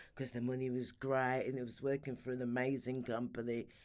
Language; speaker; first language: English; native; English